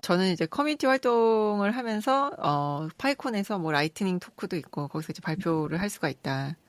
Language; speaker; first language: Korean; native; Korean